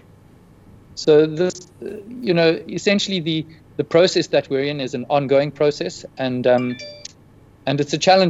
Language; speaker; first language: English; native; English